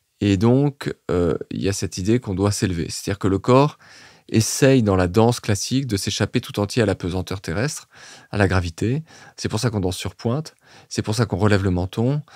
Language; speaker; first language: French; native; French